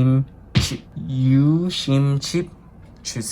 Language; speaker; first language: Korean; non-native, learner; English